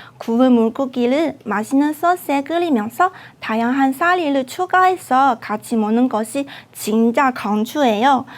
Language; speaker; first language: Korean; non-native, fluent; Chinese